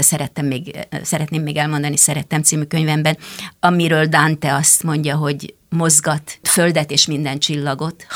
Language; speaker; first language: Hungarian; native; Hungarian